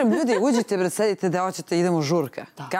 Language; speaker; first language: Serbian; native; Serbian